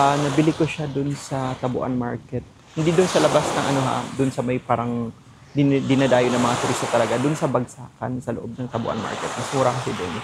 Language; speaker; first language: Filipino; non-native, local second language; Cebuano